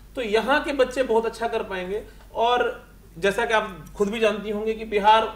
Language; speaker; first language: Hindi; native; Hindi